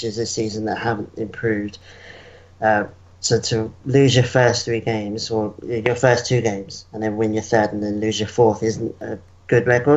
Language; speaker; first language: English; native; English